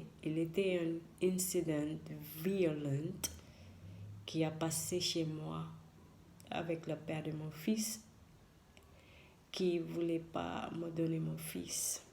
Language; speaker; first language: French; non-native, learner; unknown